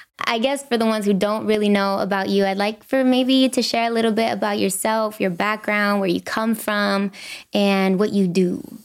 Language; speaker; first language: English; early bilingual, other home language; Spanish